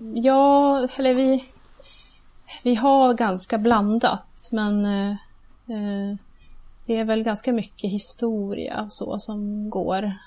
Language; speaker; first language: Swedish; native; Swedish